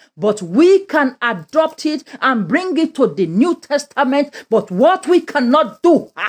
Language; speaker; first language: English; non-native, local second language; Yoruba